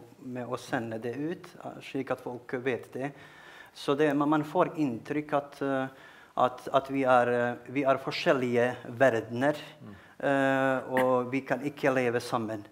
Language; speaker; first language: Norwegian; non-native, fluent; Bosnian